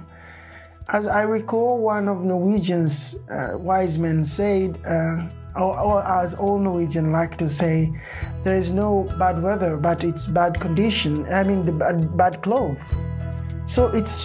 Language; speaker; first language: English; non-native, local second language; Swahili